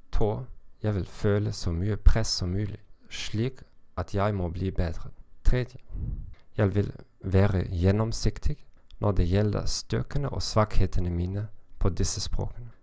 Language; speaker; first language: Norwegian; non-native, learner; German